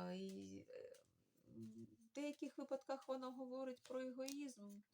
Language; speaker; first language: Ukrainian; non-native, local second language; Russian